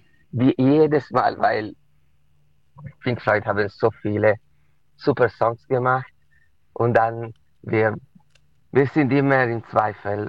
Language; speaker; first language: German; non-native, local second language; Italian